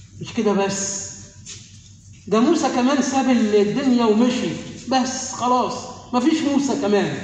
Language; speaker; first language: Arabic; native; Arabic